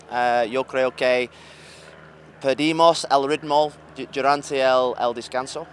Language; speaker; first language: Spanish; non-native, learner; English